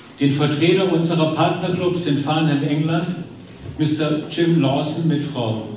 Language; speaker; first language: German; native; German